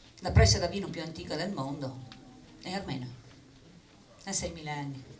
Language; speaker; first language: Italian; non-native, fluent; English